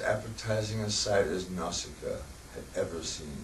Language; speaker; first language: English; native; English